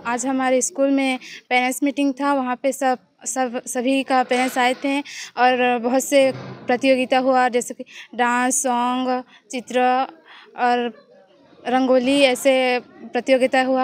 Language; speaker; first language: Hindi; non-native, local second language; Odia